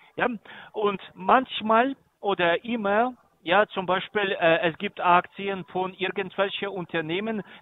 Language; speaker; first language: German; non-native, learner; Greek